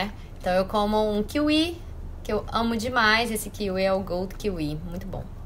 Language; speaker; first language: Portuguese; native; Portuguese